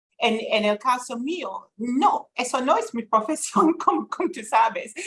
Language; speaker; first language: Spanish; non-native, fluent; English